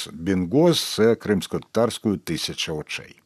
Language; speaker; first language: Ukrainian; native; Ukrainian